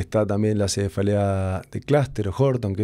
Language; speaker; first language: Spanish; native; Spanish